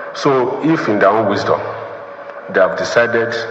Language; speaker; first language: English; non-native, local second language; Yoruba